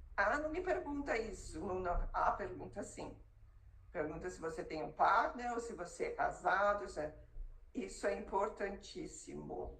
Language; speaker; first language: Portuguese; native; Portuguese